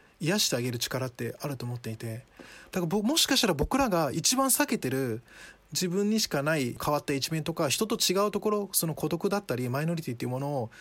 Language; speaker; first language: Japanese; early bilingual, other home language; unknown